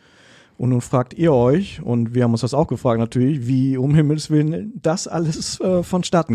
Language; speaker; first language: German; native; German